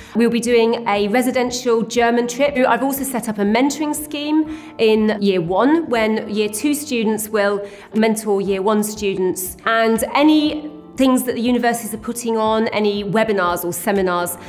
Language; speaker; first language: English; native; English